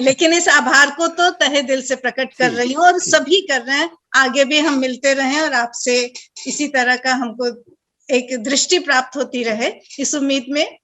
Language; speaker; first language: Hindi; native; Hindi